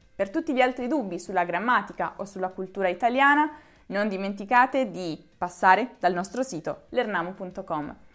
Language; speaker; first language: Italian; native; Italian